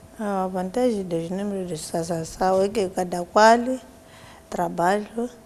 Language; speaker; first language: Portuguese; non-native, local second language; Tsonga